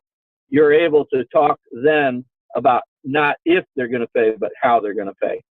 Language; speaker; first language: English; native; English